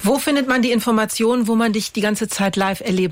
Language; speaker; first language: German; native; German